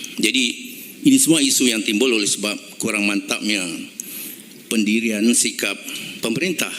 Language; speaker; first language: Malay; native; Malay